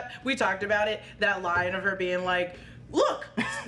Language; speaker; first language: English; native; English